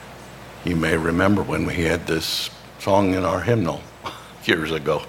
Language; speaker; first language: English; native; English